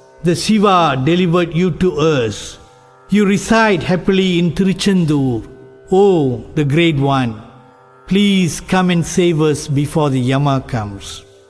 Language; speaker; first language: English; non-native, local second language; Tamil